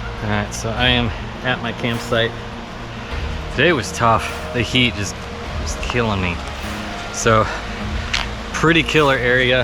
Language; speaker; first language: English; native; English